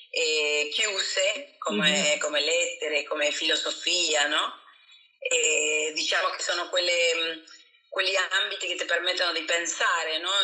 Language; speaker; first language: Italian; non-native, fluent; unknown